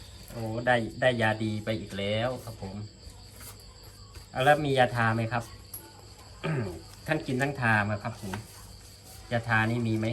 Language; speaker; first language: Thai; non-native, local second language; Northeastern Thai